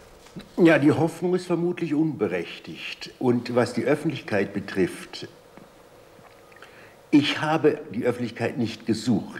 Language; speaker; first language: German; native; German